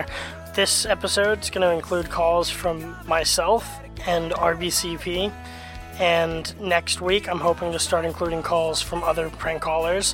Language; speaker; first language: English; native; English